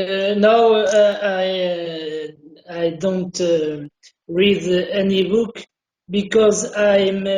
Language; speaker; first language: English; non-native, learner; Portuguese